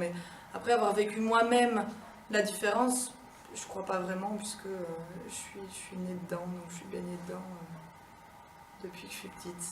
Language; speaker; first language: French; native; French